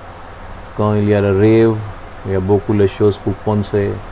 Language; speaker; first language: French; non-native, learner; Hindi